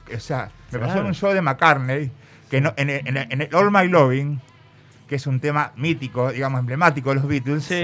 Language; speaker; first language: Spanish; native; Spanish